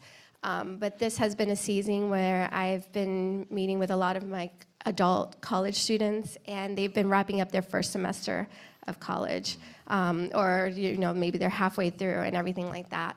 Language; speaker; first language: English; native; English